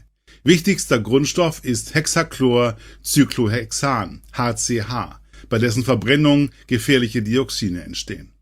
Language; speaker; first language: German; native; German